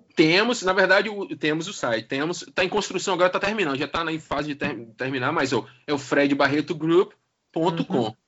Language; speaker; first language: Portuguese; native; Portuguese